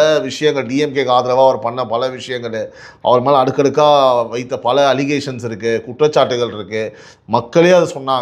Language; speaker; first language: Tamil; native; Tamil